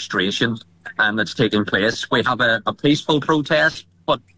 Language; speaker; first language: English; native; English